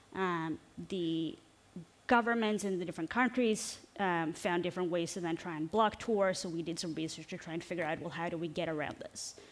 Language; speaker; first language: English; non-native, fluent; Norwegian